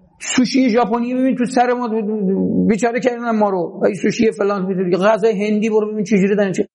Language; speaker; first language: Persian; native; Persian